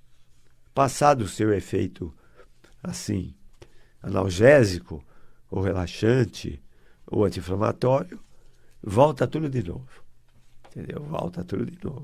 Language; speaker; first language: Portuguese; native; Portuguese